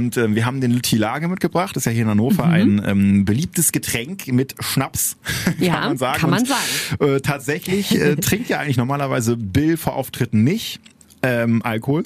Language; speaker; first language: German; native; German